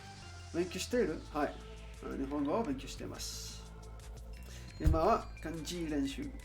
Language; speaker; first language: Japanese; non-native, learner; English